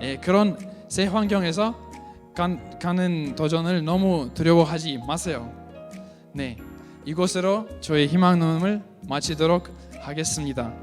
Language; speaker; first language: Korean; non-native, fluent; Russian